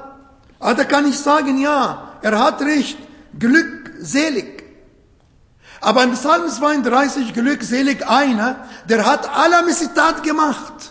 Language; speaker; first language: German; non-native, learner; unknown